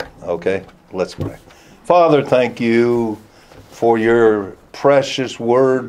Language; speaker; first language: English; native; English